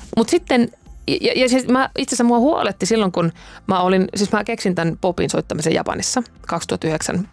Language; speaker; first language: Finnish; native; Finnish